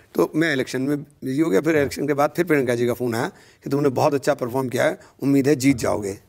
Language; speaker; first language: Hindi; native; Hindi